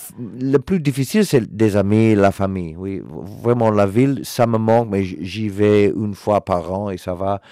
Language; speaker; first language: French; non-native, learner; English